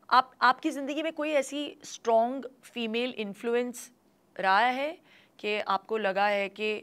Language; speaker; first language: Hindi; non-native, local second language; Tulu